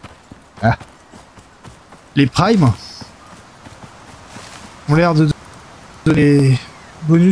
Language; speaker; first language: French; native; French